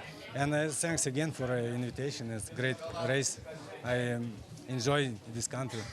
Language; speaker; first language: English; non-native, fluent; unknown